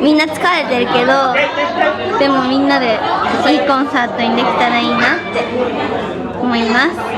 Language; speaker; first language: Japanese; non-native, learner; Indonesian